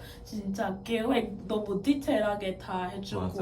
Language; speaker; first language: Korean; non-native, fluent; English